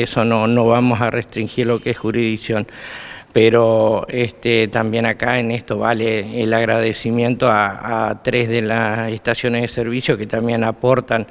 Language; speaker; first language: Spanish; native; Spanish